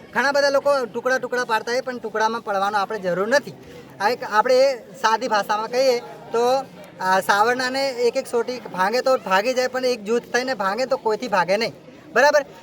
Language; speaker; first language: Gujarati; non-native, local second language; Rathawi